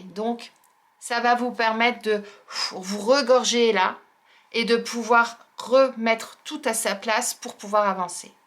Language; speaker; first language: French; native; French